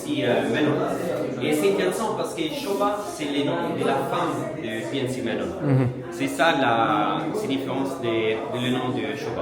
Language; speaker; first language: French; non-native, learner; Italian